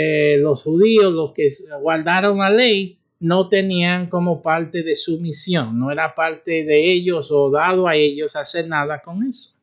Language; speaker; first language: Spanish; early bilingual, heritage; Spanish